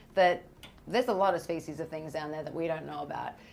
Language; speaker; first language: English; native; English